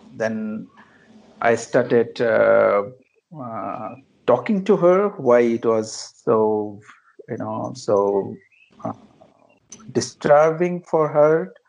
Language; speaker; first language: English; non-native, local second language; Bangla